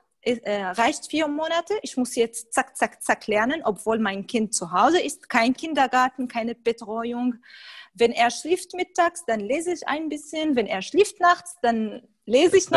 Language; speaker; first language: German; non-native, fluent; Arabic